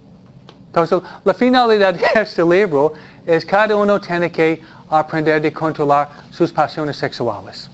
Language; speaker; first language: Spanish; non-native, fluent; English